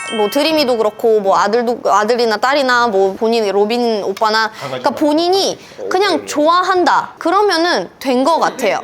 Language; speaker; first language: Korean; early bilingual, other home language; Russian